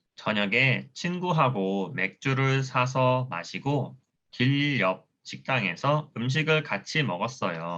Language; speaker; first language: Korean; non-native, fluent; Thai